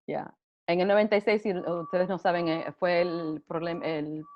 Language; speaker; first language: Spanish; early bilingual, heritage; Spanish